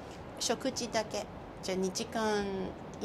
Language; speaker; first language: Japanese; non-native, learner; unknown